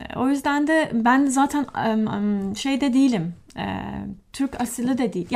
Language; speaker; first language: Turkish; non-native, fluent; Persian